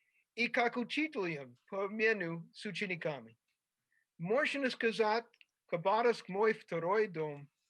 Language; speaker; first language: Russian; non-native, fluent; English